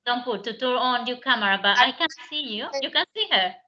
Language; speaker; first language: English; non-native, learner; Spanish